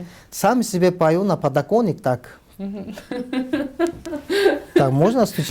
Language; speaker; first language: Russian; non-native, learner; Tajik